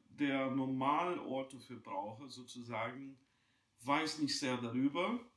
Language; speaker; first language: German; non-native, fluent; Portuguese